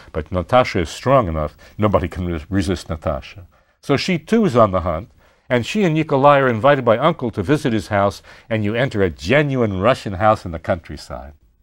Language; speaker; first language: English; native; English